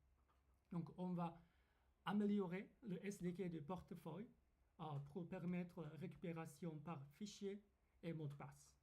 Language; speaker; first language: French; non-native, fluent; Japanese